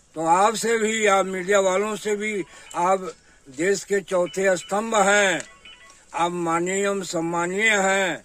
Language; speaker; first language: Hindi; native; Hindi